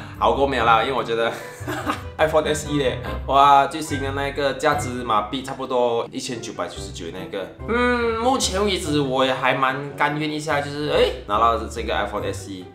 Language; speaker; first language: Chinese; native; Chinese